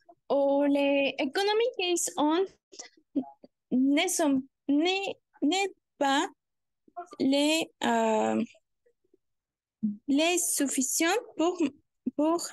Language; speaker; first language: French; non-native, learner; Spanish